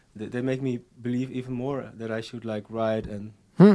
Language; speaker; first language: English; non-native, fluent; Dutch